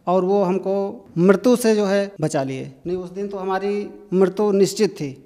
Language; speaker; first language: Hindi; native; Hindi